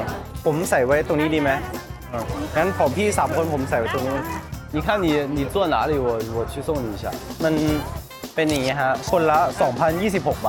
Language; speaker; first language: Chinese; non-native, fluent; Thai